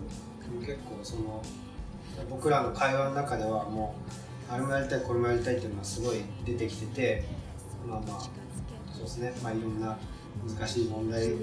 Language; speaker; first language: Japanese; native; Japanese